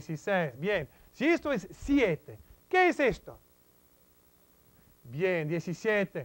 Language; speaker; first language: Spanish; non-native, fluent; English